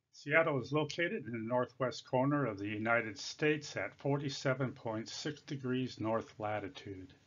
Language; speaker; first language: English; native; English